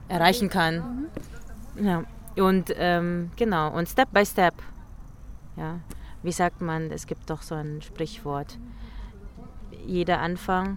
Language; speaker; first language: German; early bilingual, other home language; Filipino